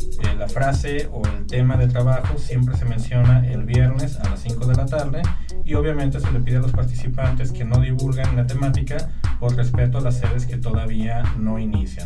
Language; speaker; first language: Spanish; native; Spanish